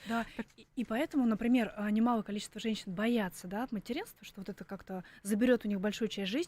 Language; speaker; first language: Russian; native; Russian